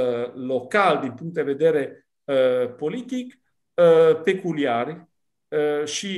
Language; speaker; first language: Romanian; non-native, fluent; Italian